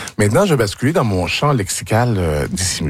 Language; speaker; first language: French; native; French